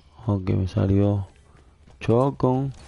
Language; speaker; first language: Spanish; native; Spanish